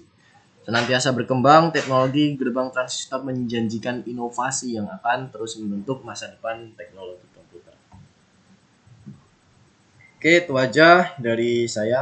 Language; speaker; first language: Indonesian; native; Indonesian